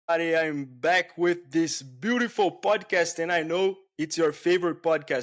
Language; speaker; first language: English; non-native, fluent; Portuguese